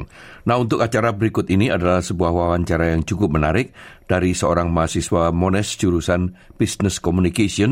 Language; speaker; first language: Indonesian; native; Indonesian